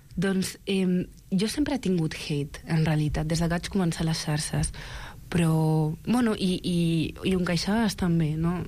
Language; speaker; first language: Catalan; early bilingual, other home language; Arabic